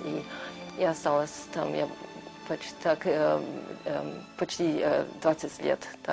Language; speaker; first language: Russian; early bilingual, heritage; Russian